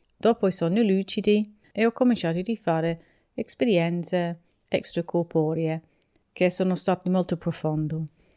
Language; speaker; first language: Italian; non-native, fluent; English